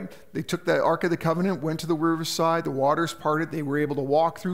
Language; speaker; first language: English; native; English